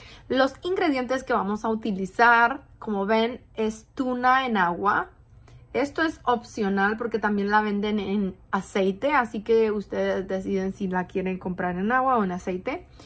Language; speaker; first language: Spanish; native; Spanish